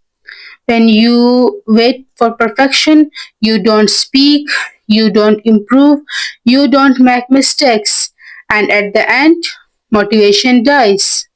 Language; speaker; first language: English; non-native, learner; Hindi